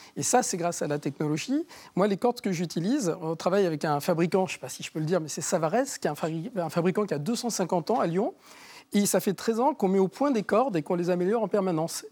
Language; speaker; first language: French; native; French